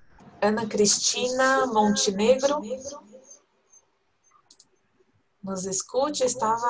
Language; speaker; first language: Spanish; non-native, learner; Portuguese